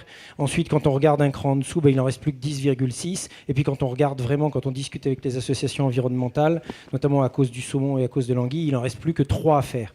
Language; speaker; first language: French; native; French